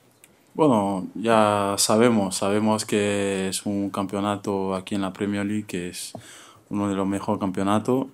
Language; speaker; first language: Spanish; non-native, fluent; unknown